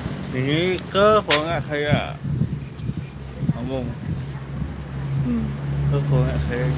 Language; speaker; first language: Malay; non-native, local second language; Balinese